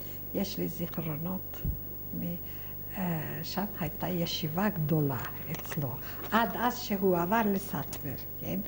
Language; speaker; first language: Hebrew; non-native, fluent; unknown